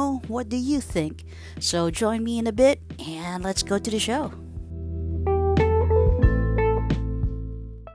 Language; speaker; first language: English; non-native, local second language; Filipino